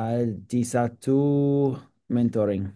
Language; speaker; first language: Indonesian; non-native, learner; English